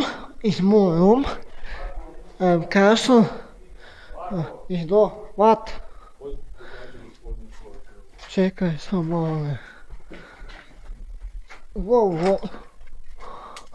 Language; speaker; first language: English; non-native, learner; Croatian